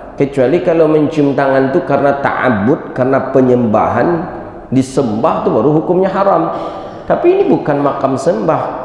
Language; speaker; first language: Malay; non-native, local second language; Minangkabau